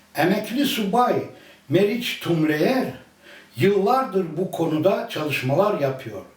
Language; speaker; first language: Turkish; early bilingual, other home language; Azerbaijani